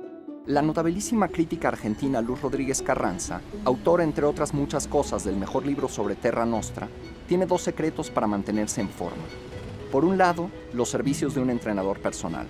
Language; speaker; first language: Spanish; native; Spanish